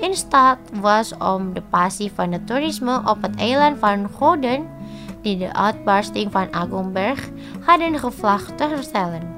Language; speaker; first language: Dutch; non-native, fluent; Indonesian